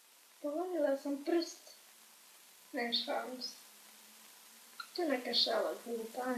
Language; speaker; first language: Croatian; early bilingual, heritage; Croatian